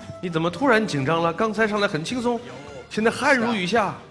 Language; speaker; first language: Chinese; native; Chinese